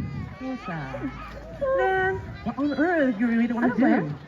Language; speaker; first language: English; non-native, learner; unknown